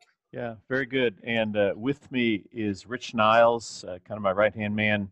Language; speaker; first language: English; native; English